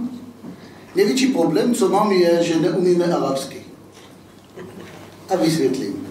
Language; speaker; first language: Czech; non-native, fluent; Hebrew